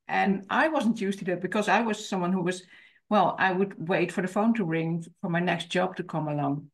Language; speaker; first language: English; non-native, fluent; Dutch